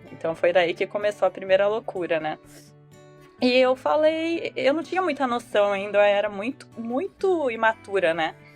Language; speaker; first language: Portuguese; native; Portuguese